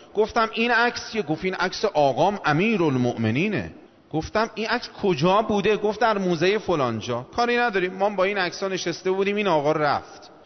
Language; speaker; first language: Persian; non-native, local second language; Azerbaijani